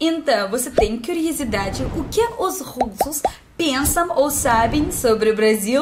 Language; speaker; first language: Portuguese; non-native, learner; Russian